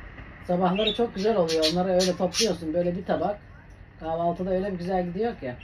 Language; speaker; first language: Turkish; native; Turkish